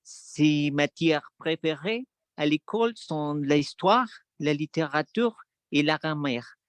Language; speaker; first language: French; non-native, learner; Spanish